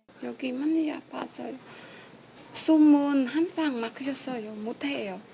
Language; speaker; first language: Korean; non-native, learner; Khmer